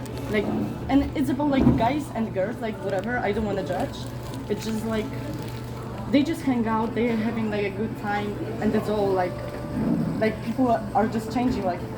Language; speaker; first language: English; non-native, fluent; Polish